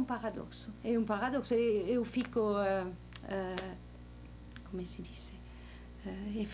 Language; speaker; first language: Portuguese; non-native, fluent; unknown